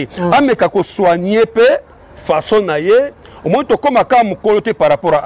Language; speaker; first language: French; non-native, local second language; Lingala